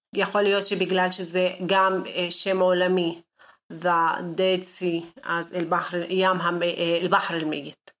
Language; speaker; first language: Hebrew; non-native, local second language; Arabic